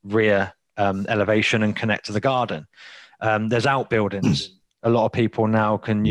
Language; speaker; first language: English; native; English